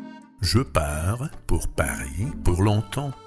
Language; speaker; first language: French; non-native, fluent; Russian